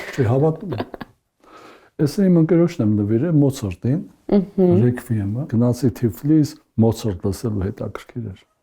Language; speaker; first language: Armenian; early bilingual, heritage; Armenian